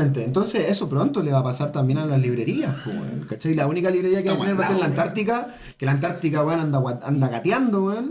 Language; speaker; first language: Spanish; native; Spanish